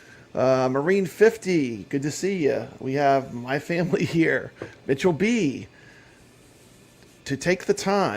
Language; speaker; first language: English; native; English